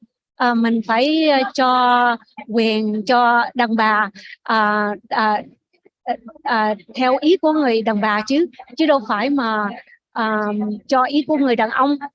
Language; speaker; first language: Vietnamese; early bilingual, heritage; Vietnamese